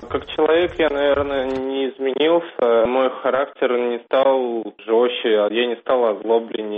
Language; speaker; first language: Russian; native; Russian